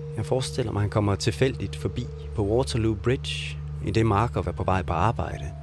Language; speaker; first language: Danish; native; Danish